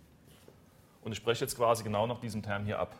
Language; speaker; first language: German; native; German